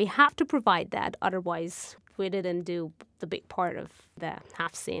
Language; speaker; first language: English; non-native, fluent; Persian